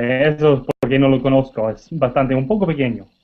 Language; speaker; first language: Spanish; non-native, learner; English